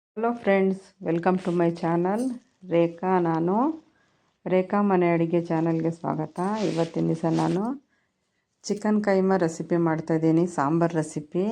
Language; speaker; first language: Kannada; native; Kannada